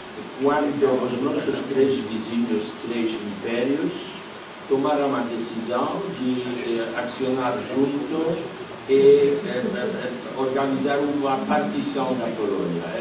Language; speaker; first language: Portuguese; non-native, fluent; Polish